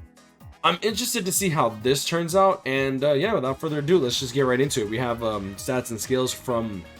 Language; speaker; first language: English; native; English